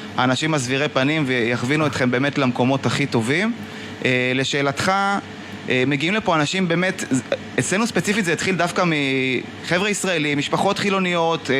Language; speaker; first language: Hebrew; native; Hebrew